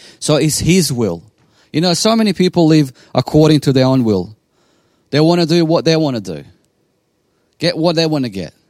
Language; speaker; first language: English; non-native, fluent; Bosnian